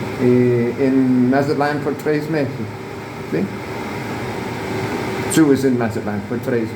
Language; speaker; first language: Spanish; non-native, learner; English